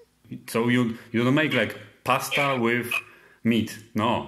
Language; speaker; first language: English; non-native, fluent; Polish